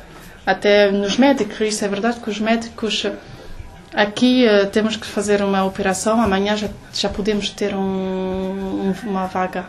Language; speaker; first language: Portuguese; early bilingual, heritage; Portuguese